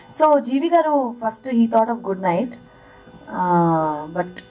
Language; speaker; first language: Telugu; early bilingual, heritage; Telugu